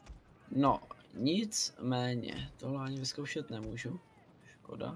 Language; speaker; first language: Czech; native; Czech